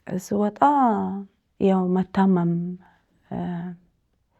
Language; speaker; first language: Amharic; early bilingual, heritage; Amharic